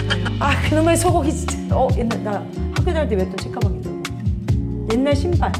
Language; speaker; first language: Korean; native; Korean